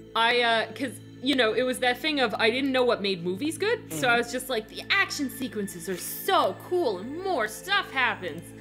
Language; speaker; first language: English; native; English